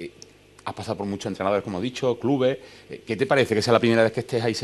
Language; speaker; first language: Spanish; native; Spanish